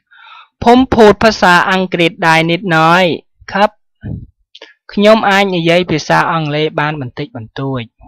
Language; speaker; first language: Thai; non-native, fluent; Khmer